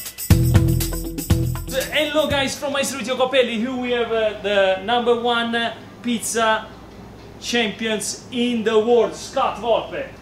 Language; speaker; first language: English; non-native, fluent; Italian